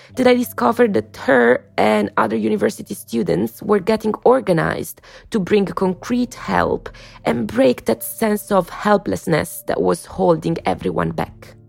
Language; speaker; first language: English; non-native, fluent; Italian